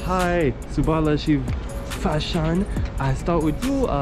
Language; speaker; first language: English; native; English